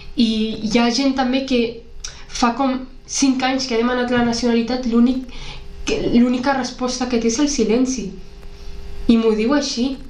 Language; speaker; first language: Catalan; early bilingual, other home language; Arabic